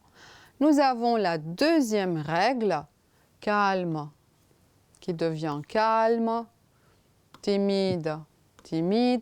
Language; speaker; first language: French; non-native, fluent; Romanian